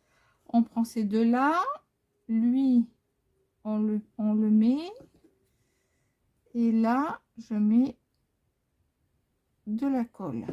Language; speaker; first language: French; native; French